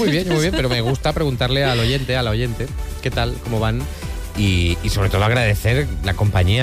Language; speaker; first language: Spanish; native; Spanish